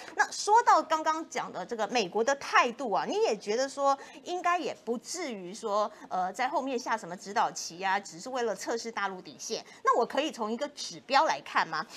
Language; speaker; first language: Chinese; native; Chinese